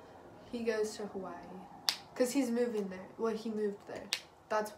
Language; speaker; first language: English; native; English